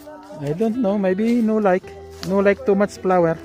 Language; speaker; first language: English; non-native, learner; Filipino